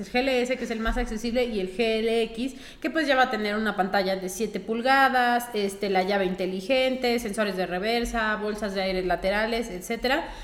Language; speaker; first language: Spanish; native; Spanish